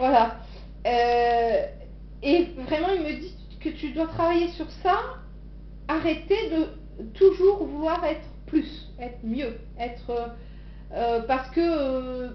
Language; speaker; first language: French; native; French